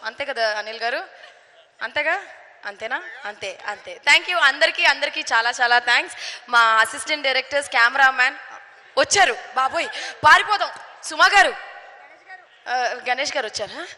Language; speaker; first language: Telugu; non-native, fluent; Tamil